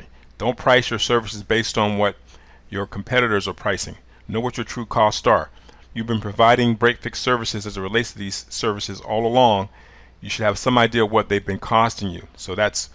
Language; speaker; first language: English; native; English